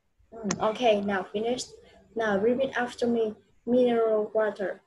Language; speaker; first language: English; non-native, fluent; Vietnamese